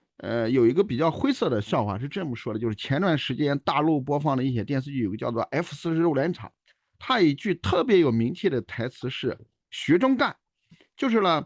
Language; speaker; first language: Chinese; native; Chinese